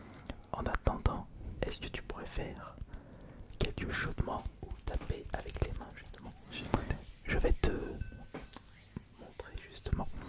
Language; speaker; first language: French; native; French